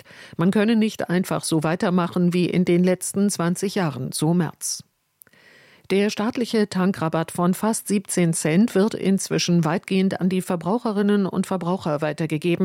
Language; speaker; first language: German; native; German